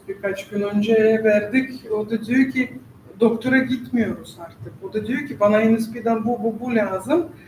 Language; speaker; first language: Turkish; non-native, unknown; Russian